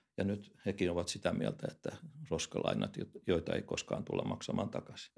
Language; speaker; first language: Finnish; native; Finnish